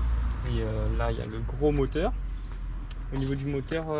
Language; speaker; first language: French; native; French